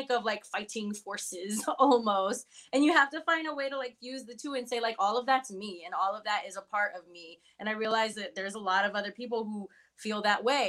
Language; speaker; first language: English; early bilingual, other home language; Spanish